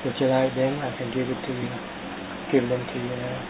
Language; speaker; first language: English; non-native, fluent; Thai